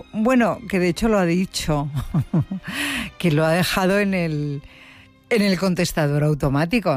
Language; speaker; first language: Spanish; native; Spanish